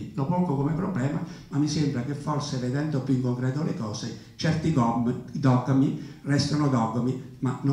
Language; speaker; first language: Italian; native; Italian